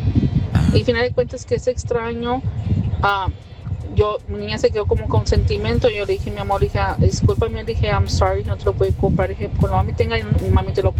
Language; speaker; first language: Spanish; early bilingual, heritage; Spanish